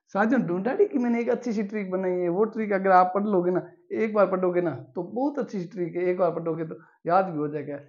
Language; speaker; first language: Hindi; native; Hindi